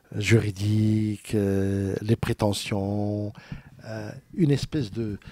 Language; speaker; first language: French; non-native, local second language; Arabic